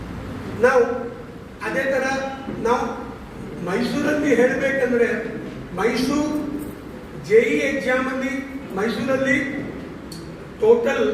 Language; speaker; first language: Kannada; non-native, learner; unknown